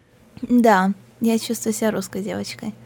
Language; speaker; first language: Russian; early bilingual, heritage; Russian